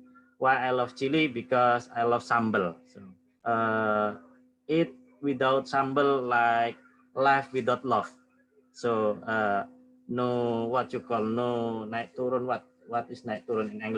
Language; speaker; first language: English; non-native, learner; Indonesian